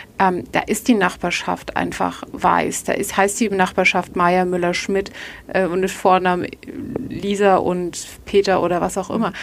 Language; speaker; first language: German; native; German